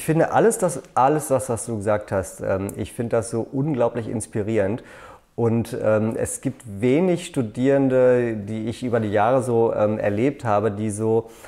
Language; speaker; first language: German; native; German